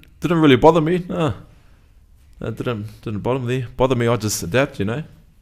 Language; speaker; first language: English; native; English